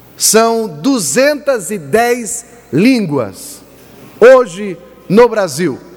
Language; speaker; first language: Portuguese; native; Portuguese